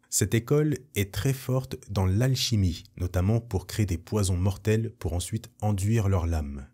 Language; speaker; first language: French; native; French